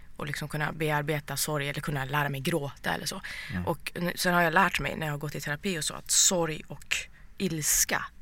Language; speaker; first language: Swedish; early bilingual, other home language; Persian